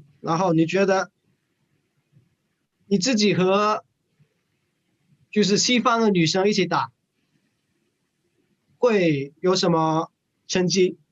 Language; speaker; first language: Chinese; early bilingual, heritage; English